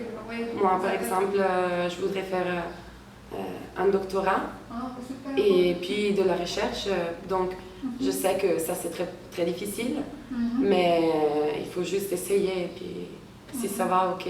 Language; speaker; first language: French; non-native, fluent; Italian